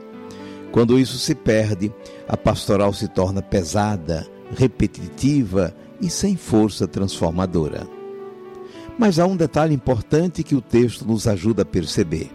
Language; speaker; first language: Portuguese; native; Portuguese